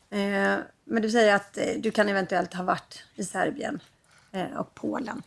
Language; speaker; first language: Swedish; native; Swedish